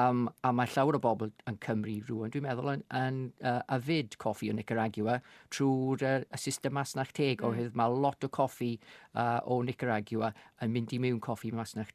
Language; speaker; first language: Welsh; non-native, fluent; English